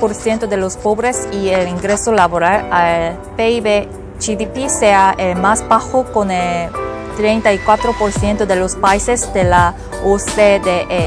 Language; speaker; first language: Spanish; non-native, fluent; Korean